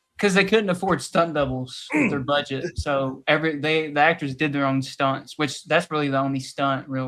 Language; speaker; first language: English; native; English